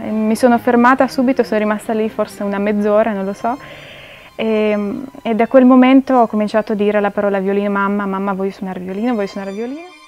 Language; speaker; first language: Italian; non-native, fluent; Ukrainian